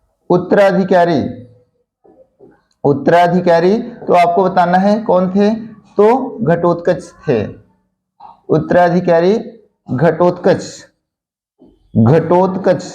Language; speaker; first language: Hindi; native; Hindi